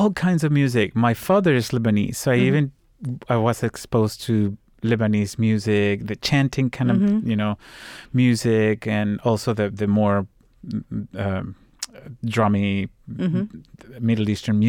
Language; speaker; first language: English; non-native, fluent; Spanish